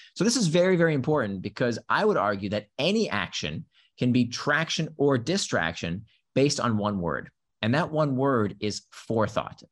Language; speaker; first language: English; early bilingual, other home language; Hebrew